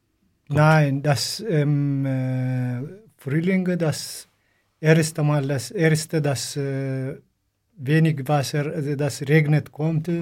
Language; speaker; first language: German; non-native, learner; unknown